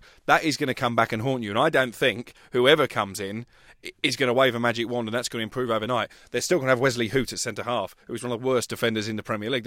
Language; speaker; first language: English; native; English